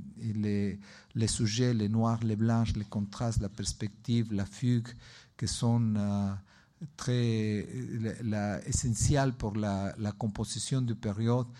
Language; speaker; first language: French; non-native, learner; Spanish